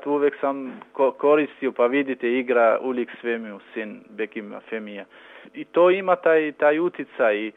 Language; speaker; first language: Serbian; non-native, local second language; Albanian